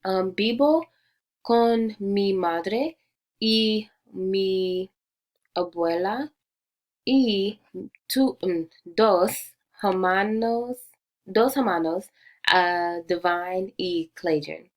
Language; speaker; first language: Spanish; non-native, learner; English